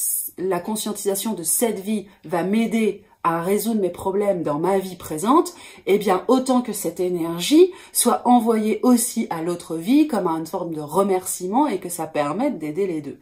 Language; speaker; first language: French; native; French